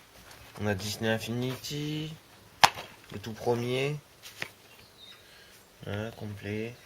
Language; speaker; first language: French; native; French